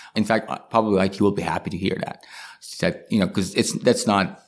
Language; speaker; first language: English; non-native, fluent; Persian